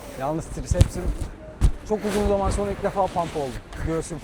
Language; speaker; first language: Turkish; native; Turkish